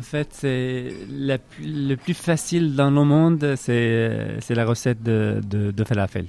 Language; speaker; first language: French; non-native, learner; Arabic